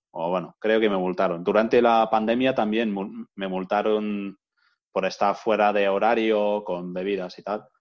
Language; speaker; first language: Spanish; non-native, fluent; English